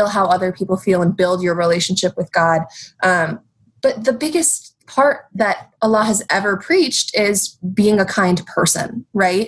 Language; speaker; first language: English; native; English